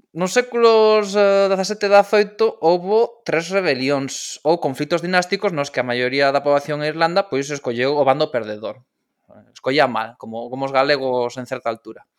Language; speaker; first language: Galician; non-native, local second language; Spanish